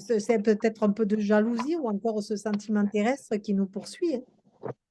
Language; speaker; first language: French; native; French